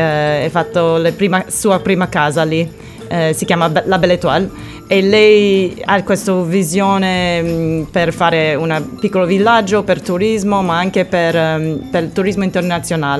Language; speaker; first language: Italian; non-native, learner; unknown